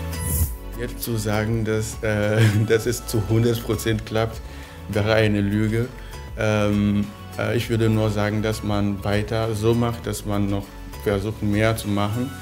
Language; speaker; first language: German; non-native, fluent; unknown